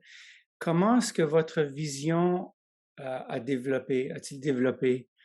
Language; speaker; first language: French; non-native, fluent; English